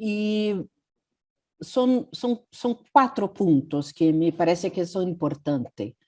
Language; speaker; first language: Spanish; non-native, learner; Portuguese